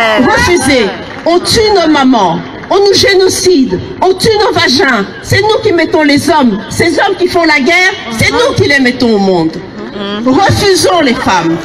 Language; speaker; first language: French; early bilingual, other home language; Lingala